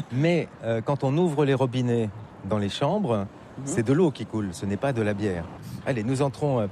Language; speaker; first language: French; native; French